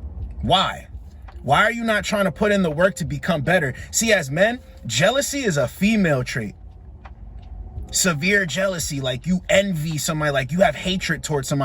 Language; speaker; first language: English; native; English